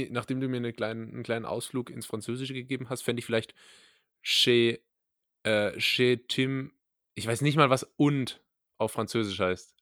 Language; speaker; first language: German; native; German